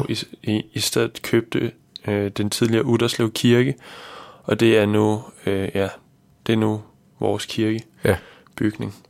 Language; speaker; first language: Danish; native; Danish